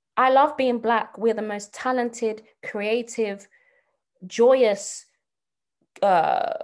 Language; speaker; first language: English; native; English